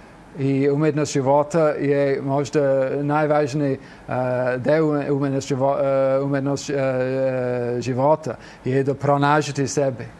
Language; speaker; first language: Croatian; non-native, fluent; English